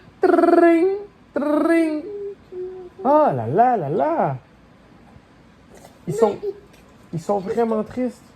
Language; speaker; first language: French; native; French